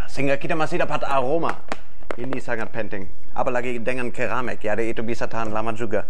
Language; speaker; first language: Indonesian; non-native, fluent; German